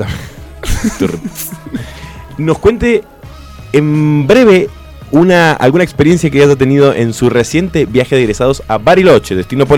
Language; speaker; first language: Spanish; native; Spanish